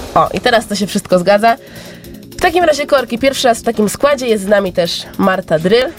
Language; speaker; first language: Polish; native; Polish